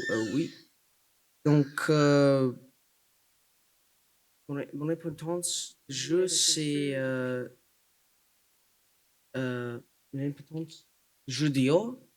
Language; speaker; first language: French; non-native, local second language; English